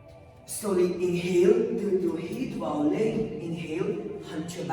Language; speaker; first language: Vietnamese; non-native, learner; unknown